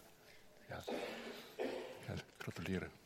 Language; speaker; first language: German; native; German